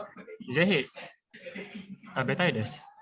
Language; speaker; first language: Japanese; non-native, learner; Indonesian